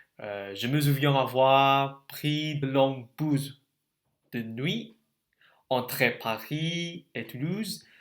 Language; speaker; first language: French; non-native, learner; Indonesian